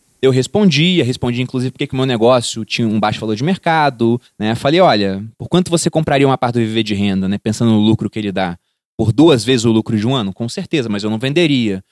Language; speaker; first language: Portuguese; native; Portuguese